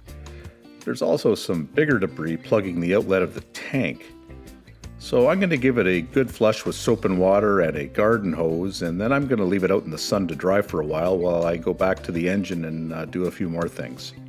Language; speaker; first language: English; native; English